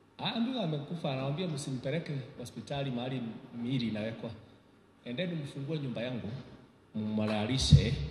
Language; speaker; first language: Swahili; native; Swahili